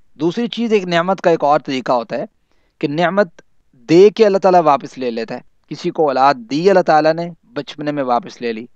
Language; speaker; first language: Urdu; non-native, local second language; Punjabi